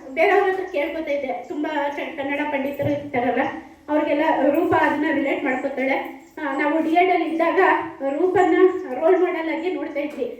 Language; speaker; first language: Kannada; non-native, local second language; Urdu